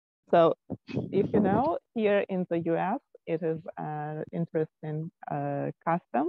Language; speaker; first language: English; non-native, fluent; Ukrainian